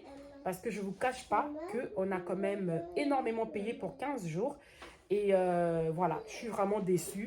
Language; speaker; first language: French; native; French